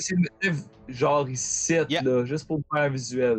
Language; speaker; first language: French; native; French